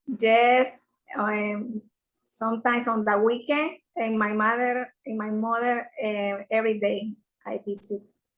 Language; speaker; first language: English; non-native, learner; Spanish